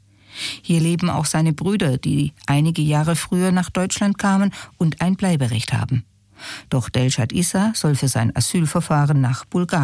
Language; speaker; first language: German; native; German